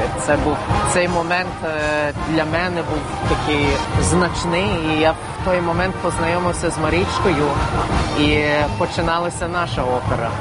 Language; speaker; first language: Ukrainian; non-native, fluent; English